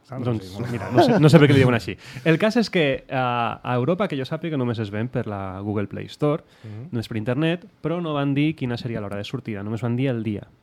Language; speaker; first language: Catalan; non-native, local second language; Spanish